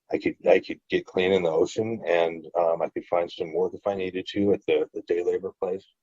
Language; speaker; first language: English; native; English